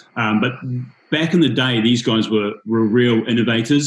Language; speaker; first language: English; native; English